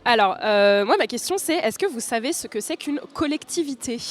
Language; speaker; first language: French; native; French